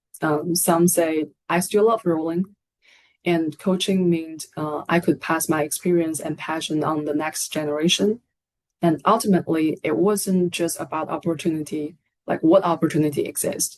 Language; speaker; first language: English; non-native, fluent; Chinese